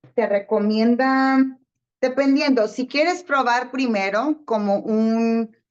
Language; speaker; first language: Spanish; early bilingual, heritage; Spanish